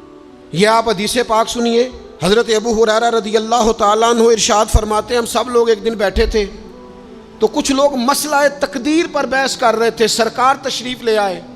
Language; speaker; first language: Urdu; non-native, local second language; Punjabi